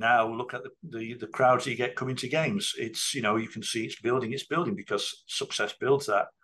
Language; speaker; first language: English; native; English